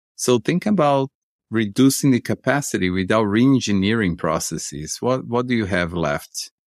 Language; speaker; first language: English; non-native, fluent; Portuguese